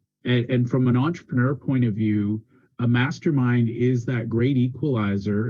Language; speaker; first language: English; native; English